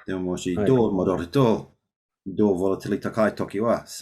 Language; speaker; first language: Japanese; non-native, learner; English